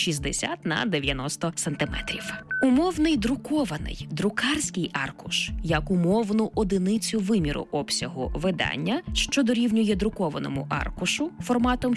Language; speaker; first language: Ukrainian; native; Ukrainian